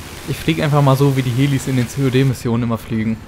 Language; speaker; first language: German; native; German